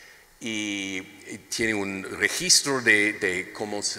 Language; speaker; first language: Spanish; non-native, learner; English